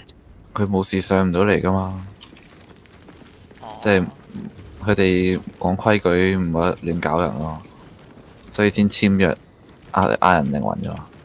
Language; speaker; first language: Chinese; native; Chinese